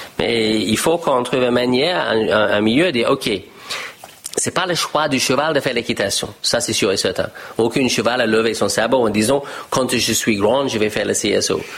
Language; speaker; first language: French; non-native, fluent; English